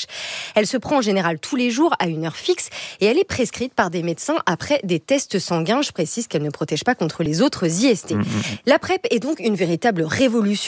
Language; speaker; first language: French; native; French